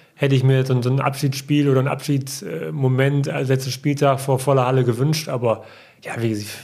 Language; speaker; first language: German; native; German